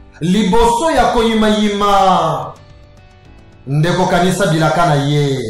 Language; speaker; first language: Lingala; native; Lingala